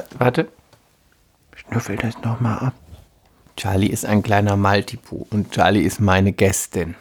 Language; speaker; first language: German; non-native, fluent; Spanish